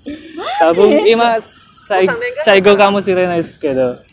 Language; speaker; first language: Japanese; non-native, learner; Indonesian